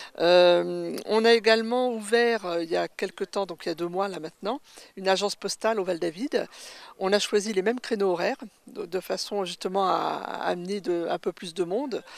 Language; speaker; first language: French; native; French